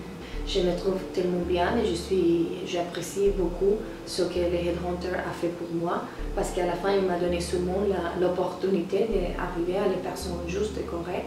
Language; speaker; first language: French; non-native, learner; Spanish